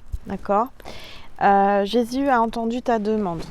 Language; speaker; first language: French; native; French